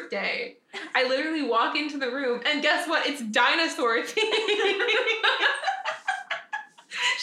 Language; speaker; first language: English; native; English